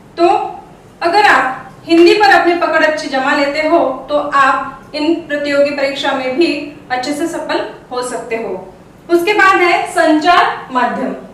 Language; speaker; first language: Hindi; non-native, local second language; Marathi